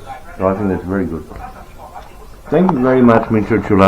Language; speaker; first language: English; native; English